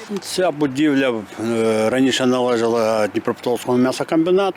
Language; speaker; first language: Ukrainian; native; Ukrainian